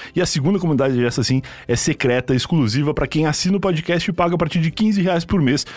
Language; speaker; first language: Portuguese; native; Portuguese